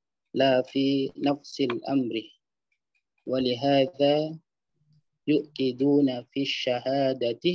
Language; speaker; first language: Arabic; non-native, learner; Indonesian